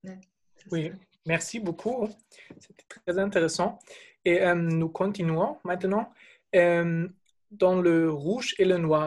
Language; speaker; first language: French; non-native, fluent; German